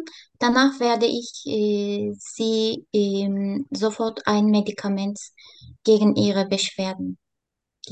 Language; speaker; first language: German; non-native, learner; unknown